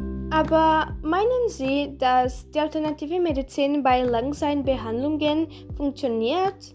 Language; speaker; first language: German; non-native, learner; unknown